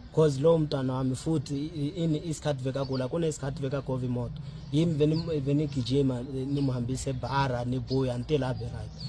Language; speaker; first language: Zulu; non-native, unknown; Nyanja